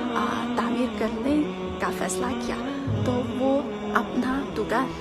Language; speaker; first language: Hindi; non-native, fluent; Chinese